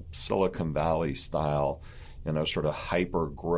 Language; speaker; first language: English; native; English